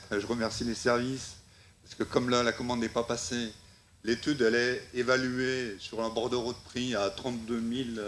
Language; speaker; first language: French; native; French